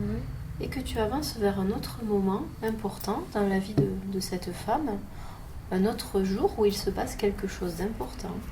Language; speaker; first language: French; native; French